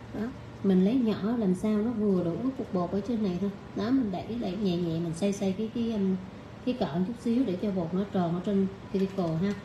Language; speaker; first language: Vietnamese; native; Vietnamese